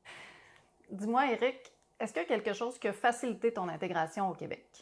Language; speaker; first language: French; native; French